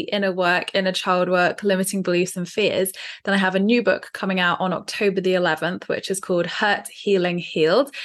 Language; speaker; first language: English; native; English